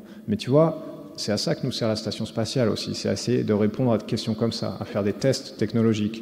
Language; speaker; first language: French; native; French